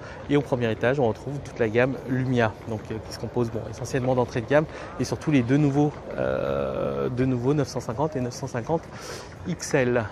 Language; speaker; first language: French; native; French